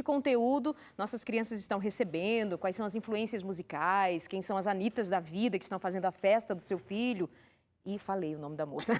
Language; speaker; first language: Portuguese; native; Portuguese